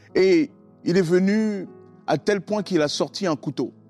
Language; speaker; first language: French; native; French